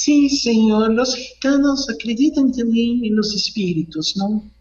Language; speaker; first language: Spanish; non-native, learner; Portuguese